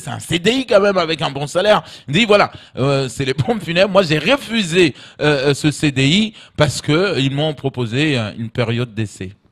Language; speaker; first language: French; native; French